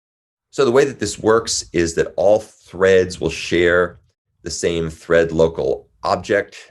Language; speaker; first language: English; native; English